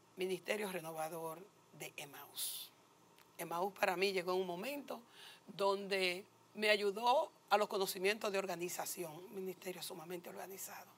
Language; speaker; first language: Spanish; native; Spanish